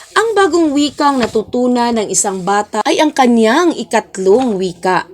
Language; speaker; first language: Filipino; non-native, local second language; Cebuano